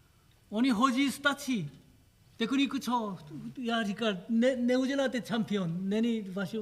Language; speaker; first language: Czech; non-native, learner; Korean